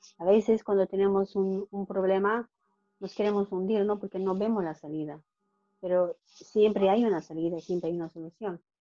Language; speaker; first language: Spanish; native; Spanish